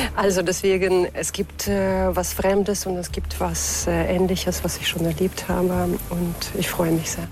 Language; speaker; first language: German; non-native, fluent; Russian